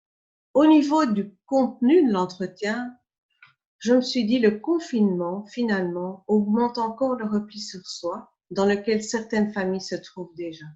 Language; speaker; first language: French; native; French